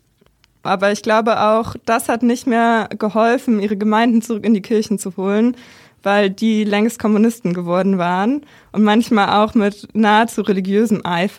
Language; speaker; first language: German; native; German